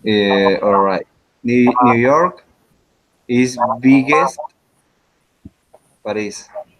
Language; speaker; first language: English; non-native, learner; Spanish